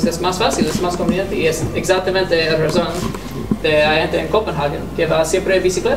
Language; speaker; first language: Spanish; non-native, fluent; English